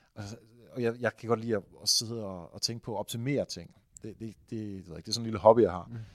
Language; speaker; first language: Danish; non-native, fluent; Dutch